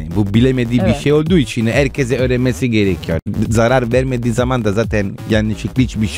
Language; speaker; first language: Turkish; non-native, fluent; Italian